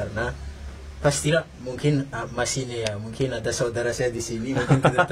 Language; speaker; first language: Indonesian; non-native, fluent; Malagasy